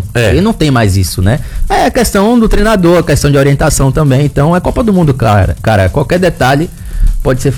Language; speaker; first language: Portuguese; native; Portuguese